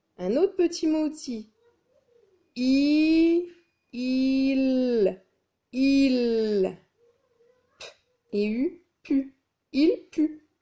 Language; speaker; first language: French; native; French